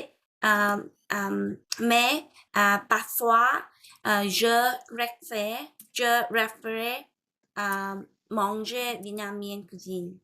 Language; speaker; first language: French; non-native, learner; Vietnamese